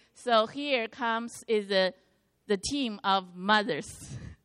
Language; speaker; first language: English; non-native, learner; Chinese